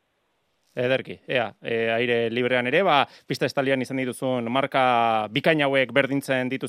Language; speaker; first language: Basque; native; Basque